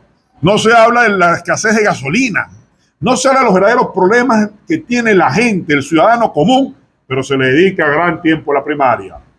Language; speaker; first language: Spanish; native; Spanish